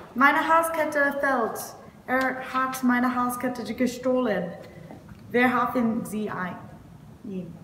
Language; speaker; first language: German; non-native, learner; English